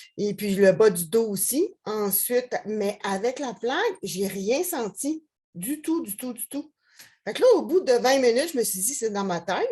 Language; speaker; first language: French; native; French